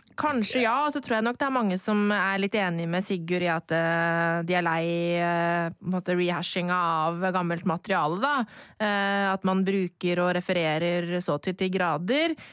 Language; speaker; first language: Norwegian; native; Norwegian